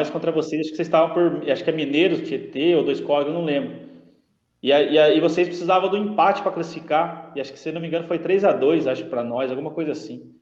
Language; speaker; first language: Portuguese; native; Portuguese